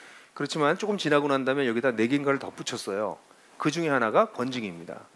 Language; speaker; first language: Korean; native; Korean